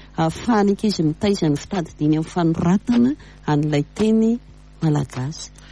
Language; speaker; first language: Malagasy; native; Malagasy